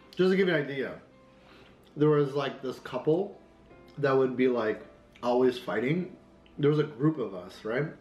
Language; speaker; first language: English; native; English